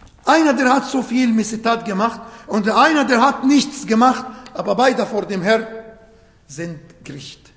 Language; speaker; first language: German; non-native, learner; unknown